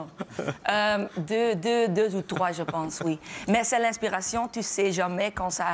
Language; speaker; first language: French; non-native, local second language; Dutch